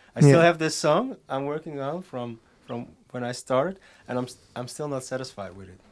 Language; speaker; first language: English; non-native, fluent; Dutch